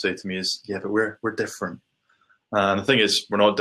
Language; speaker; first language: English; native; English